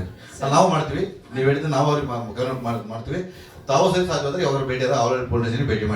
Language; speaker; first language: Kannada; native; Kannada